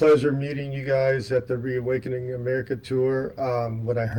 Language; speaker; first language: English; native; English